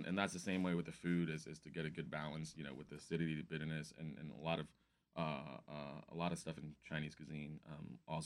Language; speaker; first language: English; non-native, local second language; Cantonese